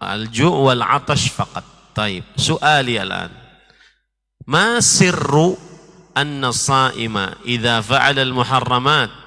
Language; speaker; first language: Arabic; non-native, fluent; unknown